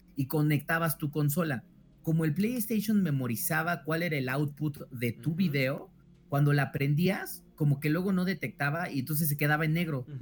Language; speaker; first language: Spanish; native; Spanish